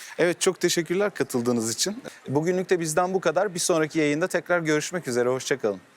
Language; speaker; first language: Turkish; native; Turkish